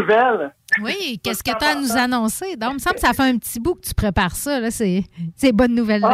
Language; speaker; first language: French; native; French